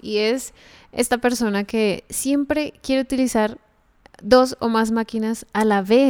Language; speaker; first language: Spanish; native; Spanish